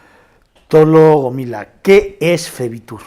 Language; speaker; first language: Spanish; native; Spanish